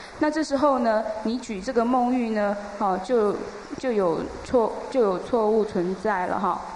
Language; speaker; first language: Chinese; native; Chinese